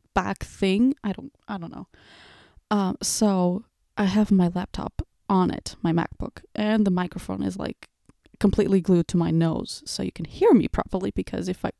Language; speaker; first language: English; early bilingual, other home language; Portuguese